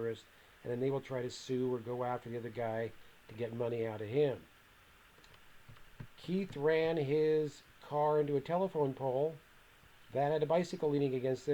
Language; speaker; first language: English; native; English